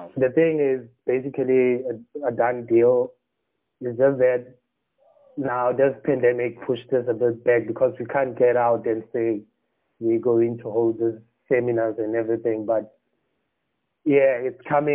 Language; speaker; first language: English; non-native, local second language; Tswana